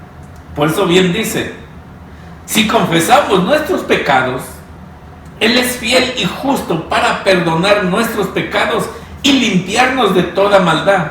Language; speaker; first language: Spanish; native; Spanish